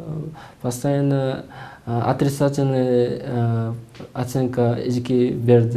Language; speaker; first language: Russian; non-native, learner; Korean